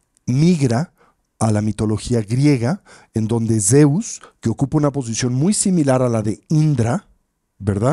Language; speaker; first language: Spanish; native; Spanish